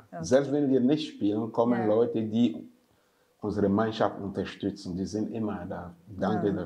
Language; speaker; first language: German; non-native, fluent; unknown